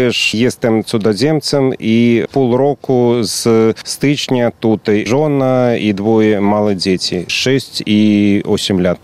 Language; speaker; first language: Polish; non-native, learner; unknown